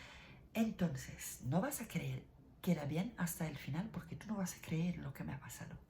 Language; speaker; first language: Spanish; non-native, learner; French